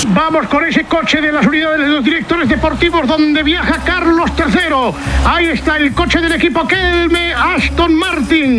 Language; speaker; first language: Spanish; native; Spanish